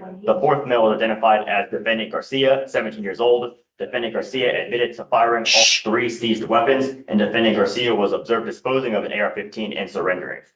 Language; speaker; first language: English; native; English